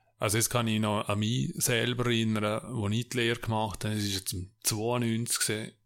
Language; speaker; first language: German; native; German